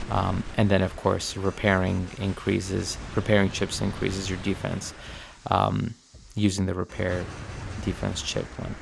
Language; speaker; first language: English; native; English